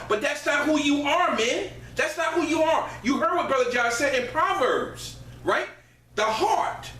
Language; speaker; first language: English; native; English